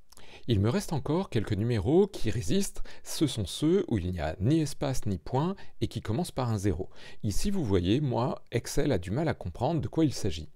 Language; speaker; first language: French; native; French